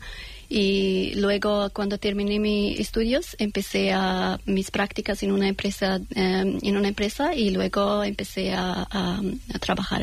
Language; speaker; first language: Spanish; non-native, learner; Persian